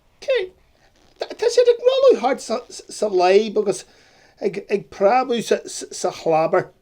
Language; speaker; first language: Irish; non-native, local second language; English